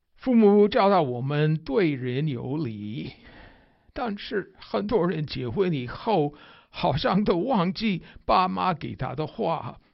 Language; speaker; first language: Chinese; non-native, fluent; English